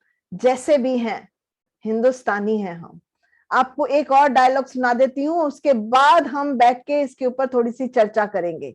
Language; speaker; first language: Hindi; native; Hindi